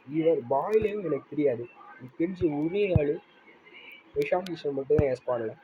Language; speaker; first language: Tamil; non-native, local second language; Urdu